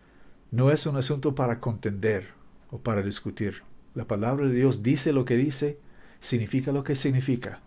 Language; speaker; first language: Spanish; non-native, learner; English